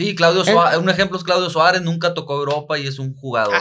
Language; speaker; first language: Spanish; native; Spanish